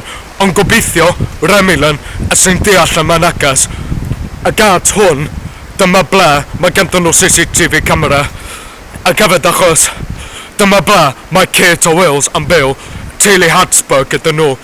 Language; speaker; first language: Welsh; non-native, learner; English